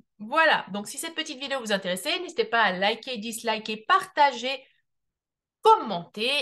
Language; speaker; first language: French; native; French